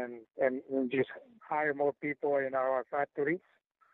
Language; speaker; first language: English; non-native, fluent; Spanish